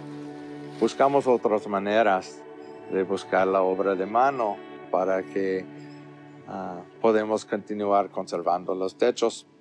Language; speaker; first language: Spanish; non-native, fluent; English